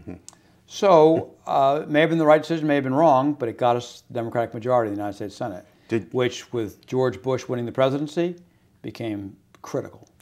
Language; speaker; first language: English; native; English